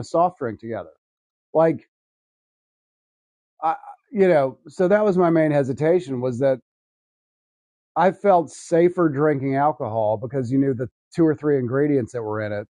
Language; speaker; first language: English; native; English